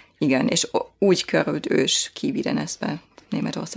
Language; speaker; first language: Hungarian; non-native, fluent; German